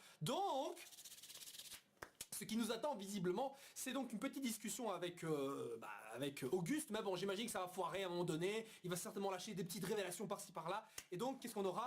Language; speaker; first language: French; native; French